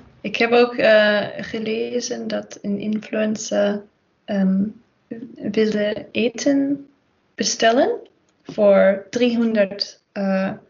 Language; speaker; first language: Dutch; non-native, learner; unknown